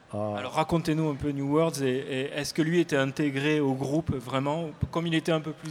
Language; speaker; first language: French; native; French